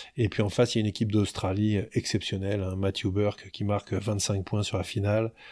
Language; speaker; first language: French; native; French